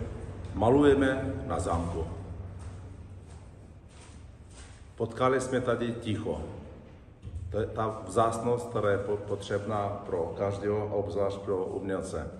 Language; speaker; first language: Czech; non-native, fluent; Romanian